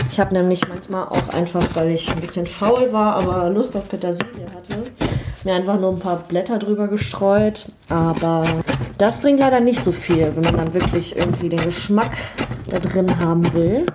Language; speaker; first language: German; native; German